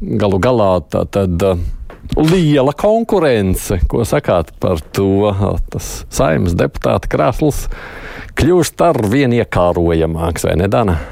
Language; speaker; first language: Latvian; native; Latvian